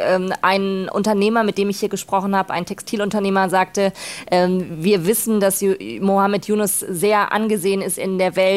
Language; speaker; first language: German; native; German